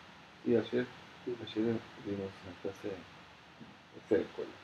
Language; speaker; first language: Spanish; non-native, fluent; Russian